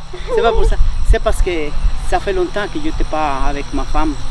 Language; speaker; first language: French; non-native, learner; Spanish